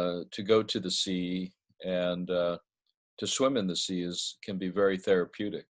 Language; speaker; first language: English; native; English